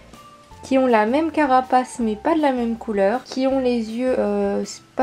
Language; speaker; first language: French; native; French